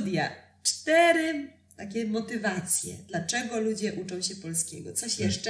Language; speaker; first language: Polish; native; Polish